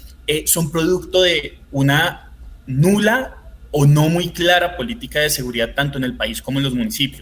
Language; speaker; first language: Spanish; native; Spanish